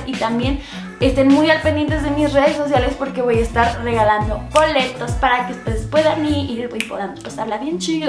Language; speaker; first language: Spanish; native; Spanish